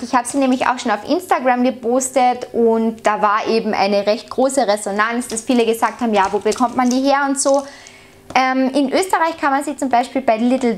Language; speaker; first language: German; native; German